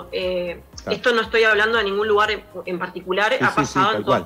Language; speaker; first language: Spanish; native; Spanish